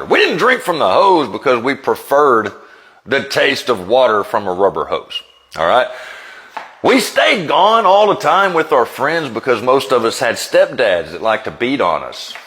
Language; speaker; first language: English; native; English